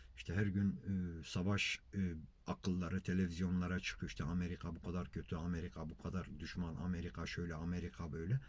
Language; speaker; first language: Turkish; non-native, local second language; Kurdish